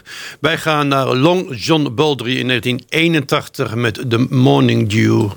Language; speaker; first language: Dutch; native; Dutch